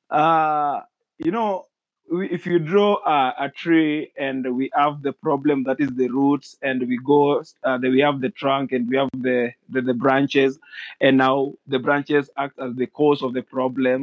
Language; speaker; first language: English; non-native, local second language; Luo (Kenya and Tanzania)